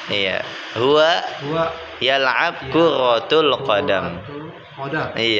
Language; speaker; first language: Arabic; non-native, fluent; Indonesian